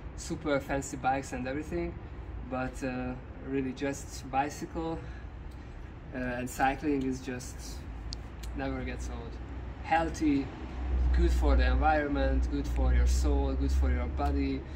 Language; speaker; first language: English; non-native, fluent; Hungarian